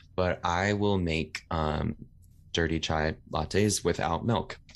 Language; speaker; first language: English; native; English